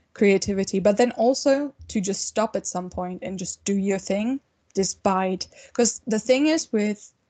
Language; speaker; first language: English; non-native, fluent; German